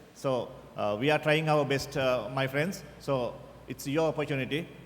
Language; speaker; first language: English; non-native, local second language; Sinhala